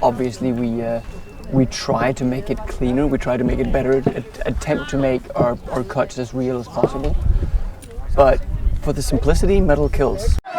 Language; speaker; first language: English; non-native, fluent; Danish